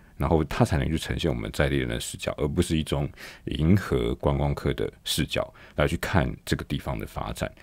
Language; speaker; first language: Chinese; native; Chinese